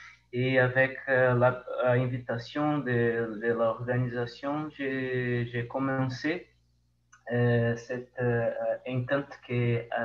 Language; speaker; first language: French; non-native, learner; Portuguese